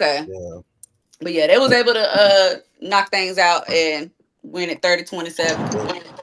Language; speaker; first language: English; native; English